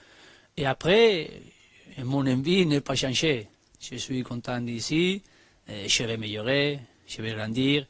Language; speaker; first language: French; non-native, learner; Spanish